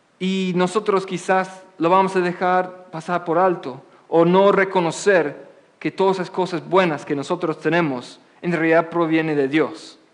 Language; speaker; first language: Spanish; non-native, fluent; English